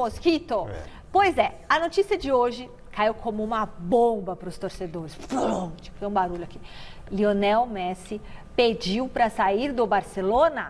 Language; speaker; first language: Portuguese; native; Portuguese